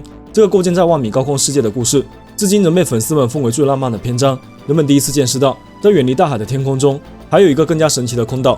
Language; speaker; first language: Chinese; native; Chinese